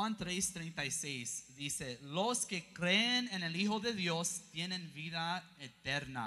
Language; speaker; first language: Spanish; early bilingual, heritage; English